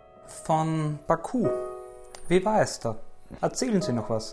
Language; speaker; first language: German; native; German